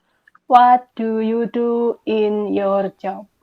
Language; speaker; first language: English; non-native, learner; Indonesian